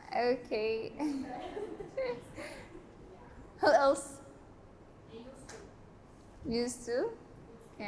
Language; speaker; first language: English; non-native, learner; Arabic